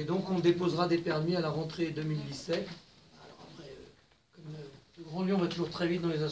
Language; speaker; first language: French; native; French